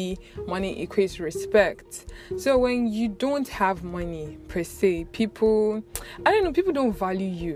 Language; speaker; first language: English; non-native, local second language; Igbo